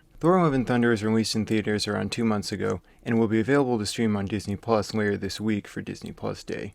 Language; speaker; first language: English; native; English